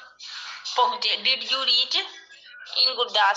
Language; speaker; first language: English; non-native, learner; Punjabi